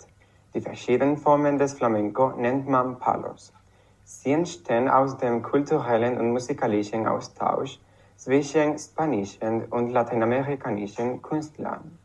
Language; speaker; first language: German; non-native, learner; Spanish